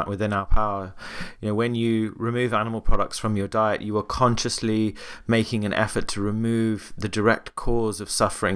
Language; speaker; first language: English; native; English